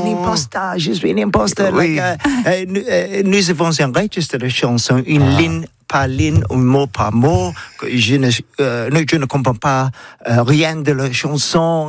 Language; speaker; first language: French; non-native, learner; English